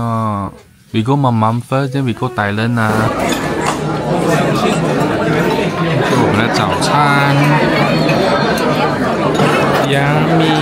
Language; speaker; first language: English; non-native, local second language; Chinese